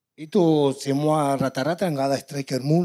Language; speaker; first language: Indonesian; non-native, fluent; Spanish